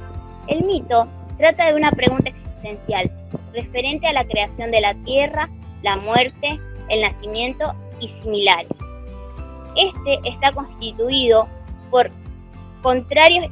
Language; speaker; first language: Spanish; native; Spanish